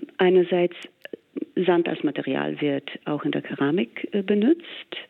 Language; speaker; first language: German; non-native, fluent; English